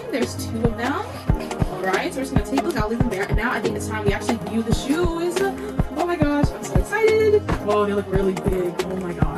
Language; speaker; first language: English; native; English